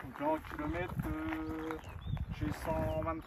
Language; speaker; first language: French; native; French